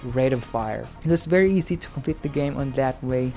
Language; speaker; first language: English; non-native, local second language; Hiligaynon